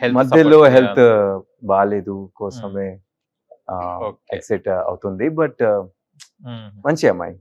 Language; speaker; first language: Telugu; non-native, learner; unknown